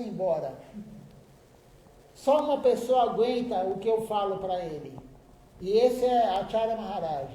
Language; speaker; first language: Portuguese; native; Portuguese